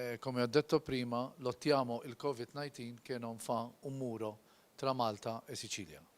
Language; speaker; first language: Italian; non-native, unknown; Maltese